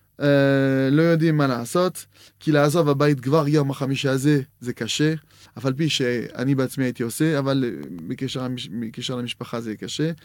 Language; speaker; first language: Hebrew; non-native, fluent; French